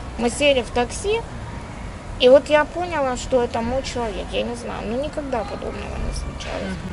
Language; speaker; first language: Russian; native; Russian